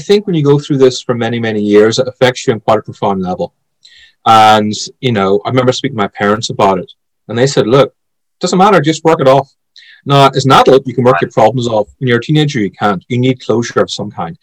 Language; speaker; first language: English; native; English